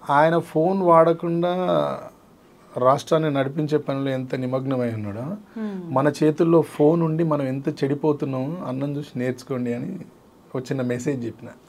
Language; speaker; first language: Telugu; native; Telugu